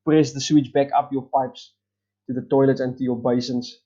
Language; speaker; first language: English; non-native, local second language; Afrikaans